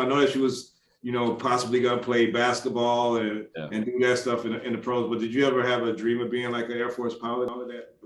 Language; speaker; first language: English; native; English